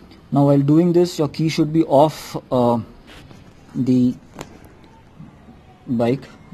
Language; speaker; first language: English; non-native, local second language; Gujarati